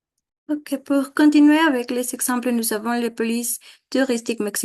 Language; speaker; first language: French; non-native, fluent; Spanish